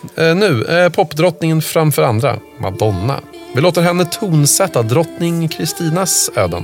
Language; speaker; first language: Swedish; native; Swedish